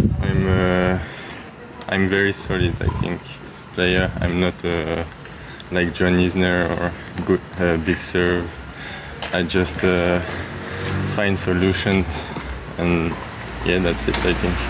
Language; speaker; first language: English; non-native, learner; French